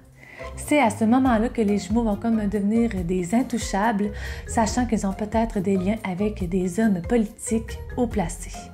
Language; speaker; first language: French; native; French